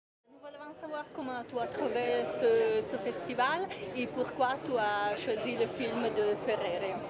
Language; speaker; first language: French; non-native, learner; Italian